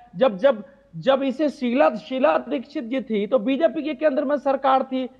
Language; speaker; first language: Hindi; native; Hindi